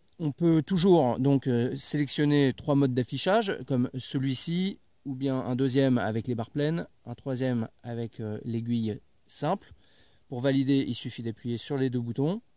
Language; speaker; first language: French; native; French